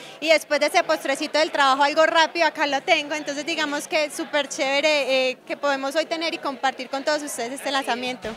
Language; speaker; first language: Spanish; native; Spanish